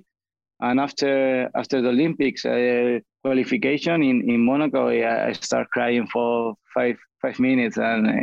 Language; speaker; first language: English; non-native, fluent; Spanish